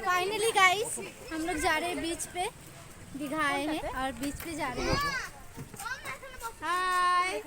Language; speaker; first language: Hindi; native; Hindi